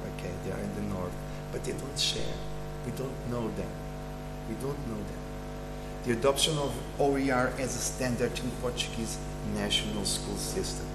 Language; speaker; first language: English; non-native, fluent; Portuguese